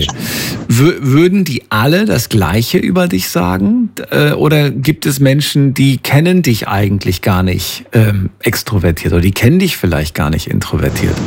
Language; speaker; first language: German; native; German